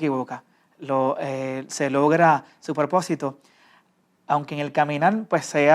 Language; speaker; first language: Spanish; native; Spanish